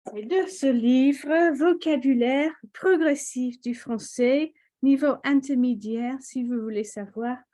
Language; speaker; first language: French; non-native, fluent; English